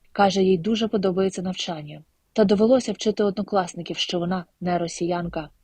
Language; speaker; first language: Ukrainian; native; Ukrainian